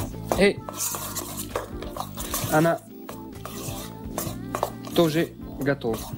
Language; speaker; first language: Russian; non-native, learner; French